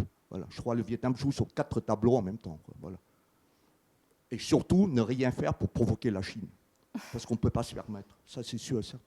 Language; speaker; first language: French; native; French